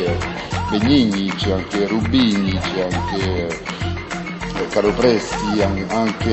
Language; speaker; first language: Italian; non-native, learner; French